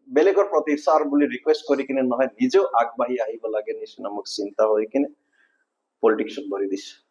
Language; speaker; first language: Assamese; non-native, local second language; Nepali